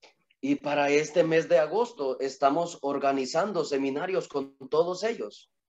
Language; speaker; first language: Spanish; native; Spanish